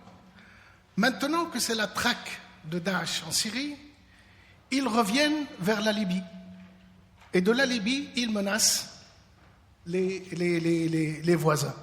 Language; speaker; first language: French; non-native, local second language; Arabic